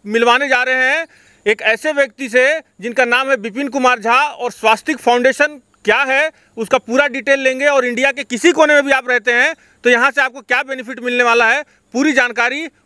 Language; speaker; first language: Hindi; native; Hindi